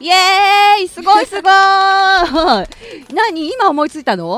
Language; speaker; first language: Japanese; native; Japanese